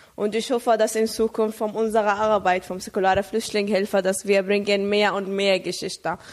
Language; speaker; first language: German; non-native, learner; Arabic